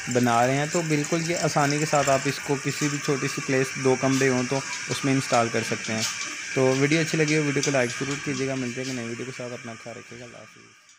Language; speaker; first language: Urdu; non-native, local second language; Punjabi